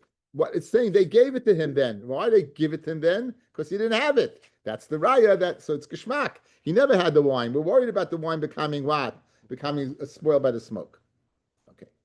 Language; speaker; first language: English; native; English